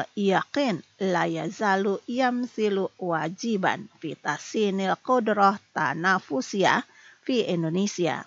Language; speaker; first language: Arabic; non-native, fluent; Indonesian